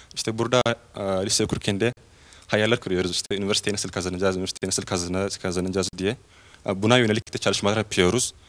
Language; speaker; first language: Turkish; non-native, fluent; Oromo